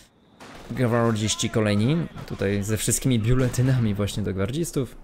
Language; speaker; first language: Polish; native; Polish